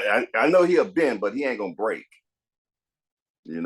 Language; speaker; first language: English; native; English